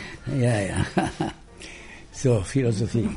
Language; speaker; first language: German; non-native, fluent; Italian